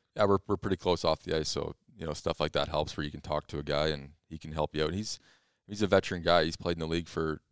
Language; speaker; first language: English; native; English